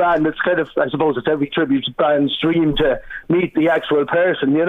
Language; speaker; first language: English; native; English